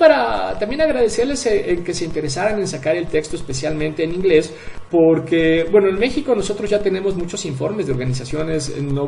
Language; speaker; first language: Spanish; native; Spanish